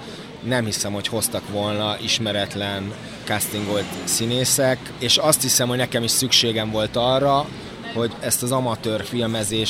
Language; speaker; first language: Hungarian; native; Hungarian